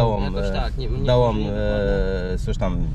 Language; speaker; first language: Polish; non-native, learner; Turkish